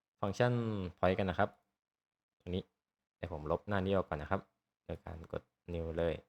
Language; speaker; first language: Thai; native; Thai